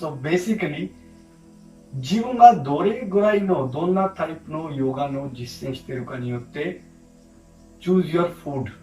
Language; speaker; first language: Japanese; non-native, fluent; Hindi